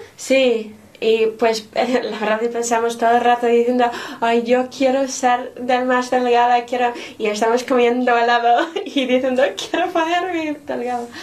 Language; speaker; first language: Spanish; non-native, fluent; English